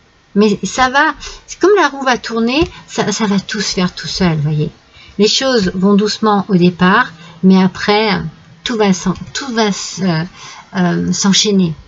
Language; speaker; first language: French; native; French